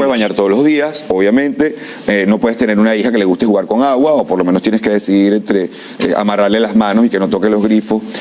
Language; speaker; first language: Spanish; native; Spanish